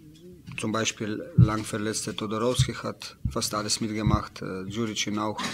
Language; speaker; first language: German; non-native, learner; Slovenian